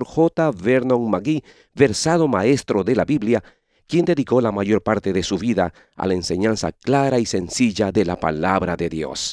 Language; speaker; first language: Spanish; native; Spanish